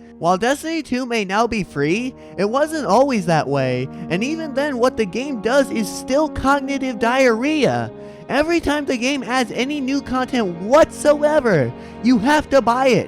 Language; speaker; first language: English; native; English